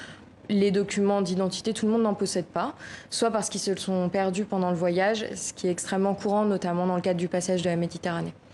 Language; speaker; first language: French; native; French